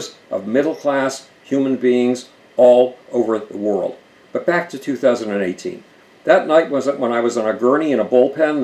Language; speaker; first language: English; native; English